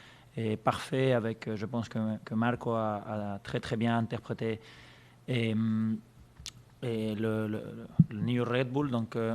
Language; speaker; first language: French; non-native, fluent; Spanish